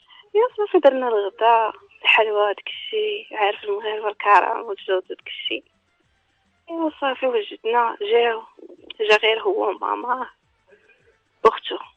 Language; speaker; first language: Arabic; native; Arabic